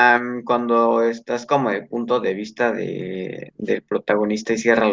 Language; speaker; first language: Spanish; native; Spanish